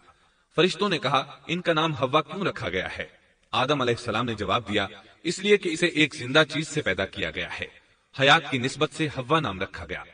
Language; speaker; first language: Urdu; native; Urdu